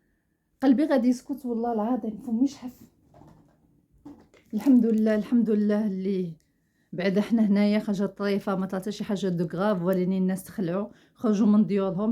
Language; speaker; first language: Arabic; native; Arabic